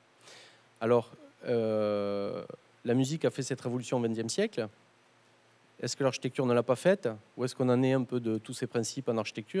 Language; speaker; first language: French; native; French